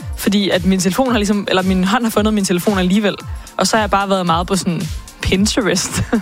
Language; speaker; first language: Danish; native; Danish